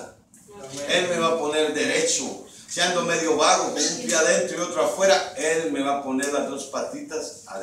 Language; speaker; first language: Spanish; native; Spanish